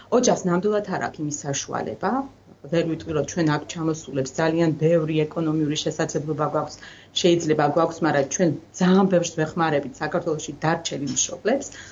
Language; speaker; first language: Georgian; native; Georgian